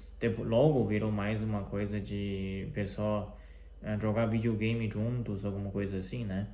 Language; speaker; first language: Portuguese; non-native, fluent; Chinese